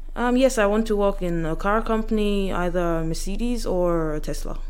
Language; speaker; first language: English; non-native, local second language; Yoruba